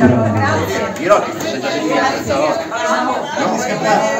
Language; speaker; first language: Italian; native; Italian